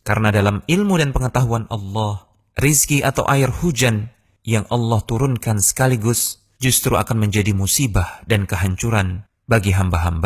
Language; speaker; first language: Indonesian; native; Indonesian